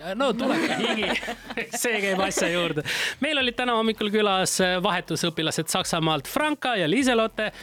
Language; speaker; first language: Estonian; native; Estonian